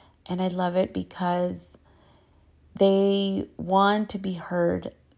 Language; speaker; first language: English; early bilingual, other home language; Spanish